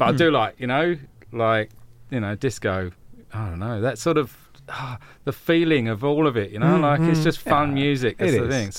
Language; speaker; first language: English; native; English